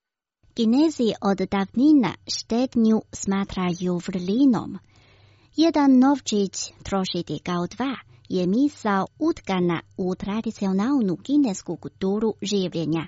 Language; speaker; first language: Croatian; non-native, fluent; Chinese